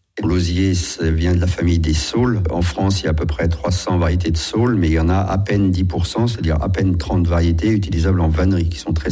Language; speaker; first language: French; native; French